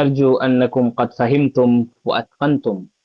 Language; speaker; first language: Arabic; non-native, fluent; Bangla